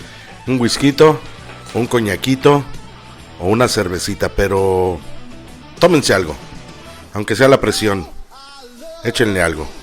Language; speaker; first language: Spanish; native; Spanish